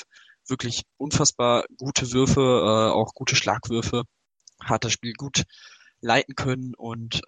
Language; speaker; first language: German; native; German